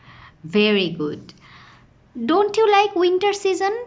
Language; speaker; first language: English; non-native, fluent; Bangla